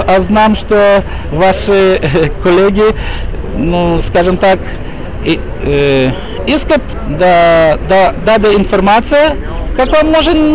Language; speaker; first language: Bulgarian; non-native, learner; Russian